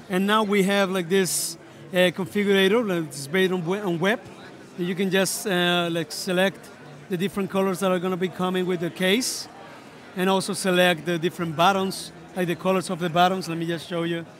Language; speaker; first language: English; non-native, fluent; Spanish